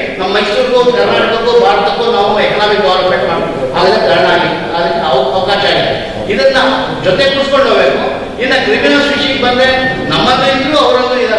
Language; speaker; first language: Kannada; native; Kannada